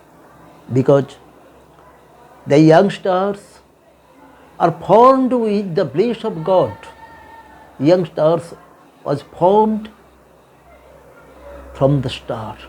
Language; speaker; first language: English; non-native, local second language; Bangla